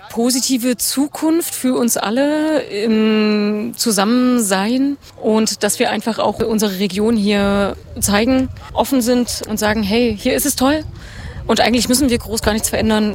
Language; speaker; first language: German; native; German